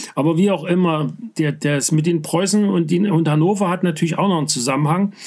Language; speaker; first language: German; native; German